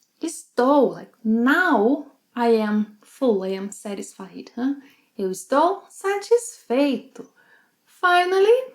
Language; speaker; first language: Portuguese; native; Portuguese